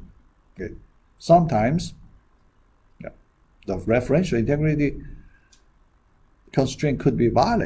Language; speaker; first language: English; non-native, fluent; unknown